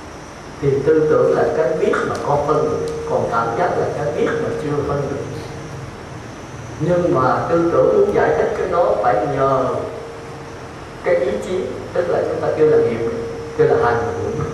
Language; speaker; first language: Vietnamese; native; Vietnamese